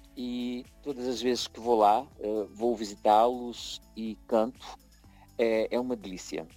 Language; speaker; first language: Portuguese; early bilingual, heritage; Portuguese